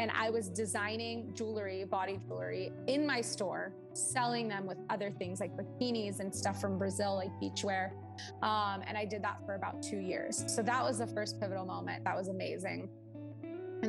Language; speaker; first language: English; early bilingual, other home language; Portuguese